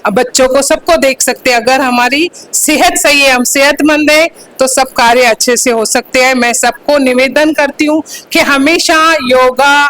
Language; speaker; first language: Hindi; non-native, local second language; Sindhi